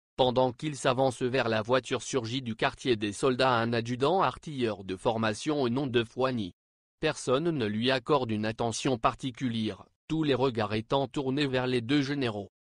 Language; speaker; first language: French; non-native, local second language; Lingala